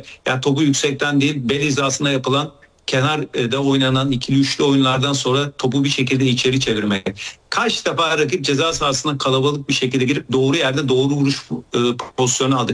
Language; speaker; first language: Turkish; native; Turkish